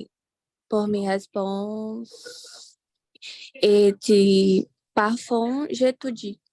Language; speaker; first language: French; non-native, learner; Portuguese